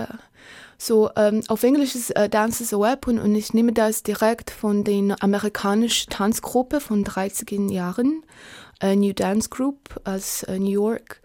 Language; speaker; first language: German; non-native, learner; Polish